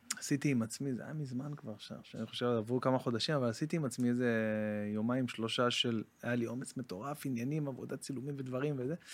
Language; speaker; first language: Hebrew; native; Hebrew